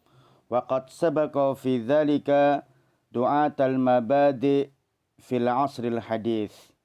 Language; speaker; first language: Arabic; non-native, fluent; Indonesian